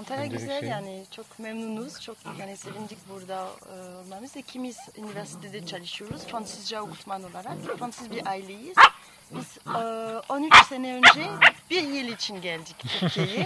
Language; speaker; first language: Turkish; non-native, fluent; French